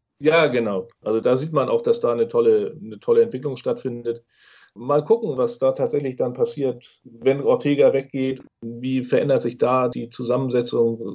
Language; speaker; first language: German; native; German